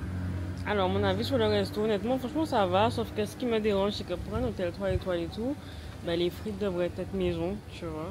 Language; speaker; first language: French; native; French